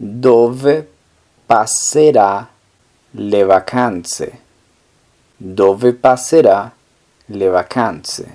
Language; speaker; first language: Italian; non-native, fluent; Spanish